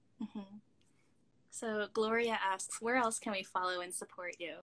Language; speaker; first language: English; native; English